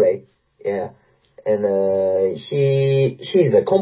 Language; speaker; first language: English; non-native, learner; Japanese